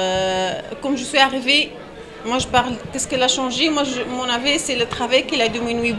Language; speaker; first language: French; non-native, learner; Arabic